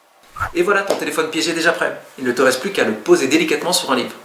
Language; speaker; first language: French; native; French